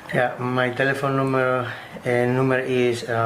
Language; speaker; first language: German; non-native, learner; Spanish